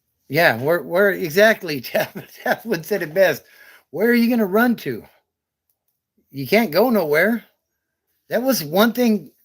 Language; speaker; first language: English; native; English